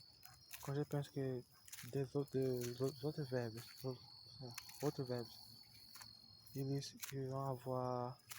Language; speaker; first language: French; non-native, learner; Portuguese